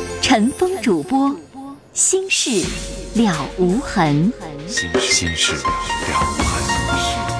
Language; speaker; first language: Chinese; native; Chinese